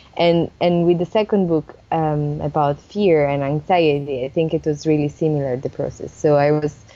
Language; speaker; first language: English; non-native, fluent; Italian